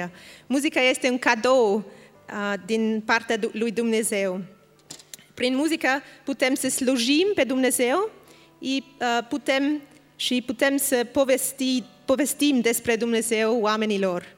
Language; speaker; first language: Romanian; non-native, fluent; English